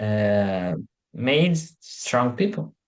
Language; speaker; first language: English; non-native, learner; Portuguese